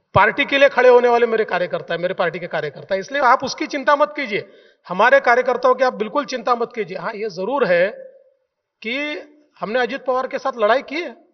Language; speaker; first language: Hindi; non-native, local second language; Marathi